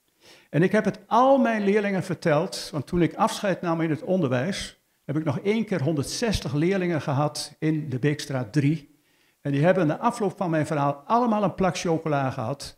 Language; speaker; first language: Dutch; native; Dutch